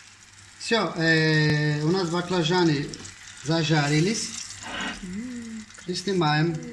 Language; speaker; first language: Russian; non-native, fluent; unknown